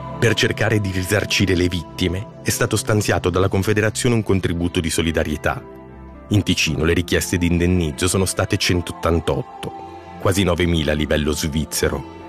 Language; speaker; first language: Italian; native; Italian